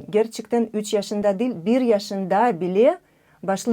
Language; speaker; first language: Turkish; non-native, learner; Russian